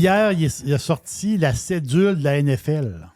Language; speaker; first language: French; native; French